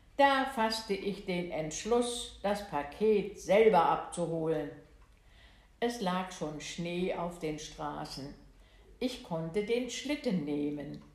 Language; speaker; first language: German; native; German